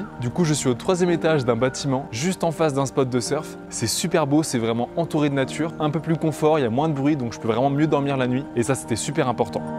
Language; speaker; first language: French; native; French